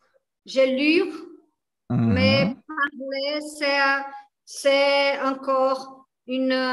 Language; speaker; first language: French; non-native, learner; Portuguese